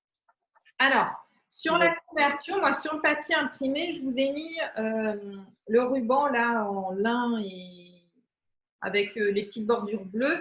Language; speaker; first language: French; native; French